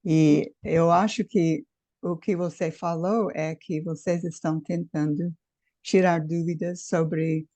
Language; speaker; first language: Portuguese; non-native, fluent; English